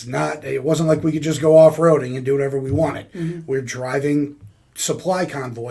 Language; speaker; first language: English; native; English